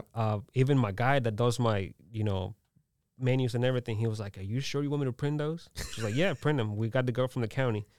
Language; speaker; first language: English; early bilingual, other home language; Spanish